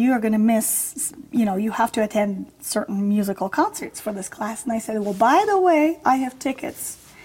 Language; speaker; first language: English; early bilingual, other home language; Polish